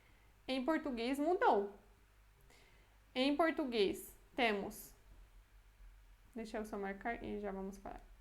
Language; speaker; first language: Portuguese; non-native, fluent; Polish